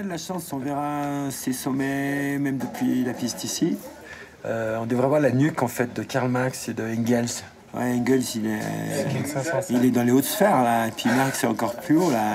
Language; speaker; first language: French; native; French